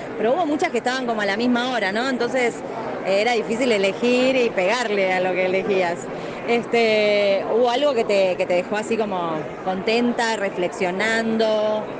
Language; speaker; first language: Spanish; native; Spanish